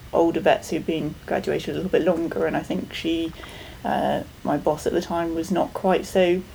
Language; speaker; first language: English; native; English